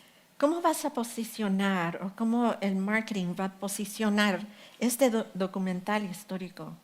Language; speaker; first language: Spanish; early bilingual, heritage; Spanish